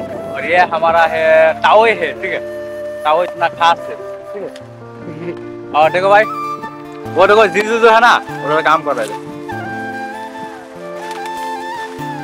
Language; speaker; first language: Hindi; non-native, local second language; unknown